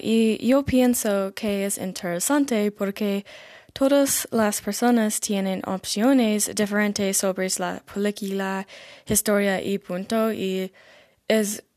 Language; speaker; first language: Spanish; non-native, learner; English